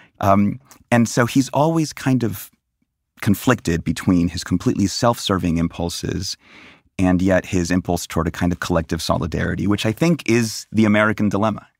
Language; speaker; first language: English; native; English